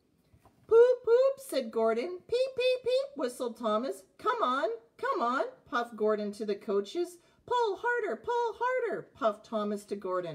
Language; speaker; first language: English; native; English